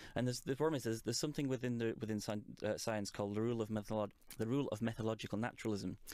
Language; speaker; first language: English; native; English